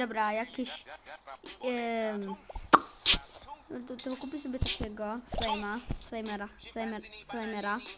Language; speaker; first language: Polish; native; Polish